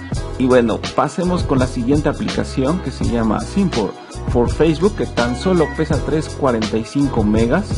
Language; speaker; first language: Spanish; native; Spanish